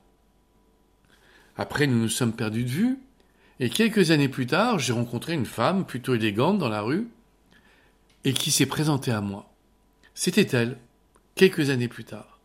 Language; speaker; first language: French; native; French